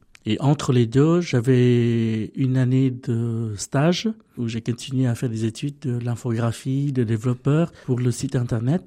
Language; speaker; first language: French; non-native, fluent; Vietnamese